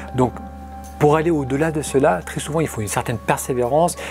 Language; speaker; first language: French; early bilingual, other home language; Arabic